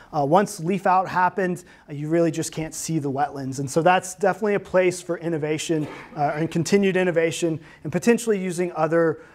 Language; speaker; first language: English; native; English